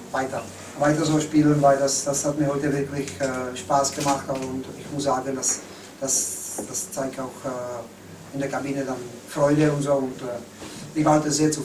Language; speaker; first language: German; non-native, fluent; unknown